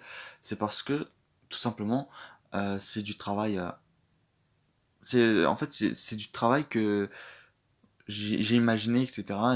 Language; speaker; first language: French; native; French